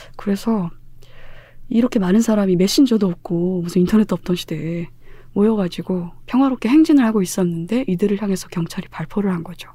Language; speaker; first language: Korean; native; Korean